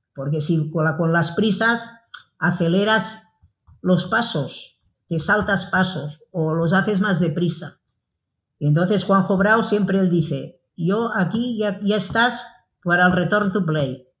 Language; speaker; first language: Spanish; native; Spanish